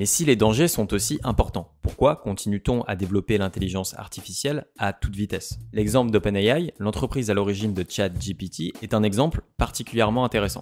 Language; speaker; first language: French; native; French